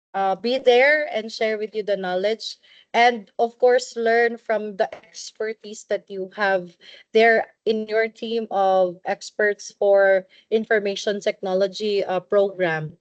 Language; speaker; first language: English; non-native, local second language; Cebuano